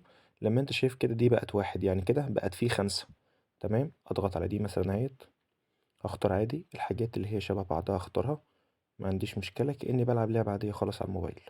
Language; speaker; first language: Arabic; native; Arabic